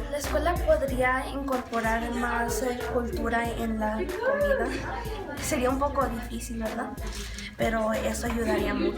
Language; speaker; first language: Spanish; early bilingual, other home language; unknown